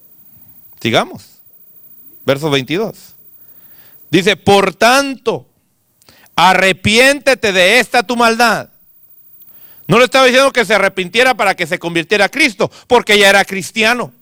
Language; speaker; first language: Spanish; native; Spanish